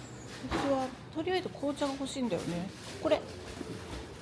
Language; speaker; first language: Japanese; native; Japanese